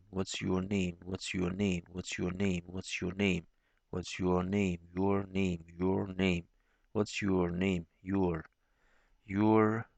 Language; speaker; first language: English; non-native, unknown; Turkish